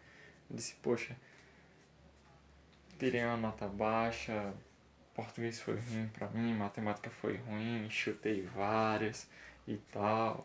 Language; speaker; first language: Portuguese; native; Portuguese